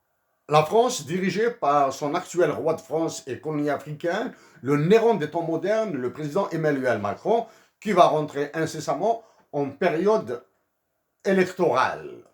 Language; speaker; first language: French; native; French